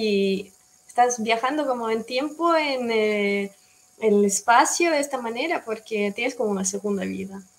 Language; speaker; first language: Spanish; non-native, fluent; Russian